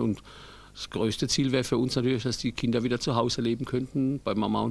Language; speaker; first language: German; native; German